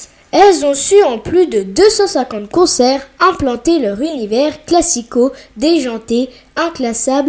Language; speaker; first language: French; native; French